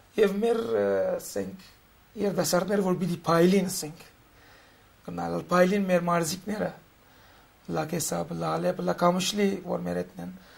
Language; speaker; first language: Armenian; early bilingual, heritage; Armenian